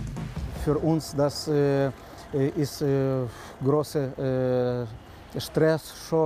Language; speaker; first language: German; non-native, learner; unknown